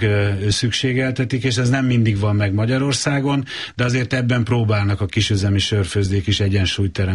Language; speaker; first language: Hungarian; native; Hungarian